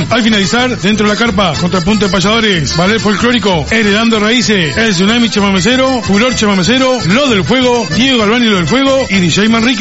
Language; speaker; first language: Spanish; native; Spanish